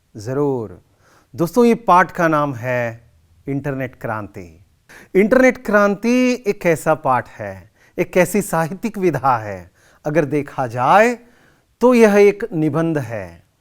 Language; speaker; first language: Hindi; non-native, local second language; Kannada